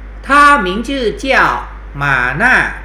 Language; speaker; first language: Chinese; non-native, fluent; Thai